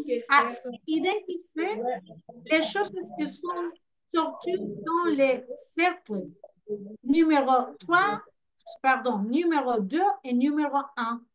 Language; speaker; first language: French; non-native, fluent; Spanish